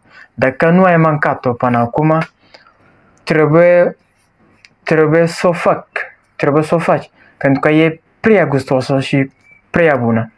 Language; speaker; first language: Romanian; non-native, learner; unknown